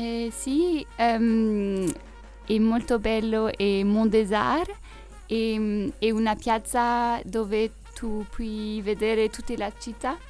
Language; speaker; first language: Italian; non-native, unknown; French